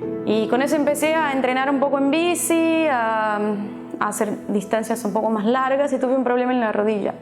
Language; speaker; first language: Spanish; non-native, fluent; Portuguese